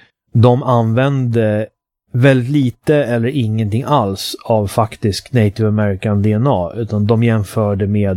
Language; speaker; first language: Swedish; native; Swedish